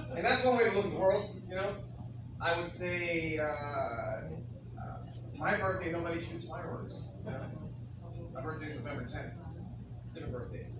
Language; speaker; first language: English; native; English